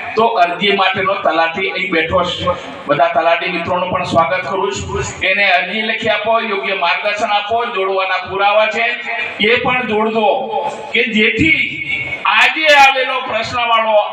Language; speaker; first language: Gujarati; non-native, local second language; Bhili